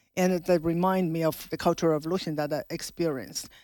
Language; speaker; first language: English; non-native, fluent; Chinese